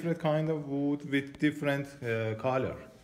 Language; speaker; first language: English; non-native, learner; Persian